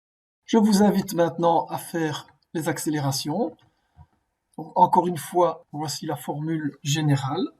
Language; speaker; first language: French; native; French